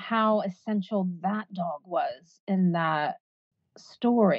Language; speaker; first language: English; native; English